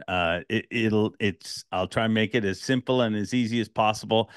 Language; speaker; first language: English; native; English